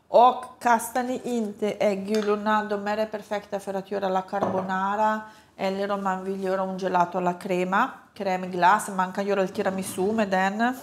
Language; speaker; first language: Swedish; non-native, fluent; Italian